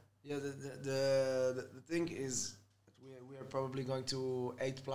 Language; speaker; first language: English; non-native, fluent; Italian